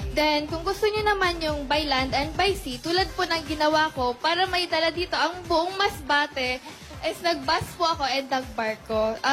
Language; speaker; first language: Filipino; non-native, local second language; Masbatenyo